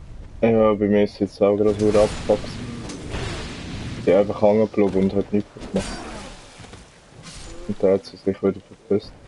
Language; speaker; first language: German; native; German